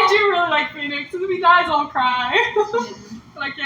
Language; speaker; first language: English; native; English